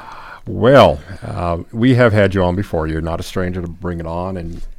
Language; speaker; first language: English; native; English